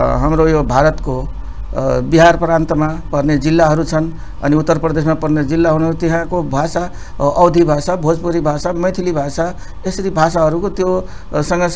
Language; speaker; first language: Nepali; non-native, local second language; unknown